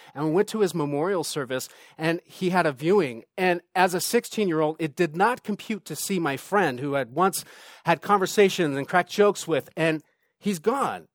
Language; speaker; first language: English; native; English